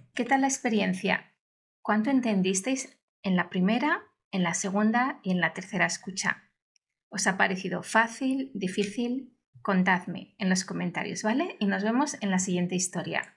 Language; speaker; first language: Spanish; native; Spanish